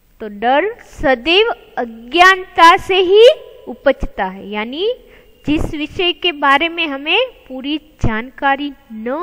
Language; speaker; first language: Hindi; non-native, local second language; Gujarati